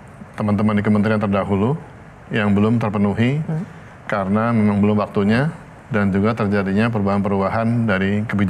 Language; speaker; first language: Indonesian; native; Indonesian